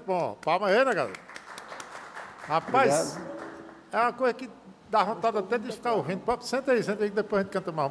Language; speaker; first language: Portuguese; native; Portuguese